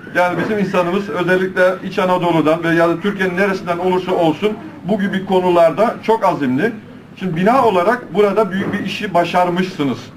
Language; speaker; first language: Turkish; early bilingual, heritage; Turkish